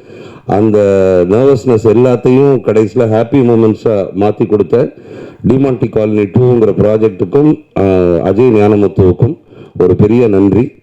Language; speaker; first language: Tamil; native; Tamil